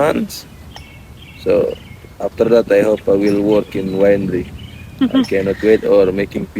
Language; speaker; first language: English; non-native, learner; Indonesian